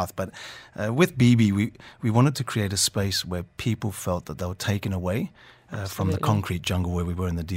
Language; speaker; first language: English; native; English